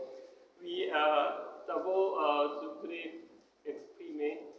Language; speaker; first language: French; non-native, fluent; Korean